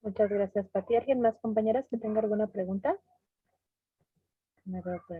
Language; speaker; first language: Spanish; native; Spanish